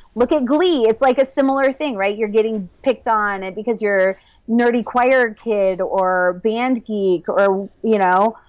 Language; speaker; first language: English; native; English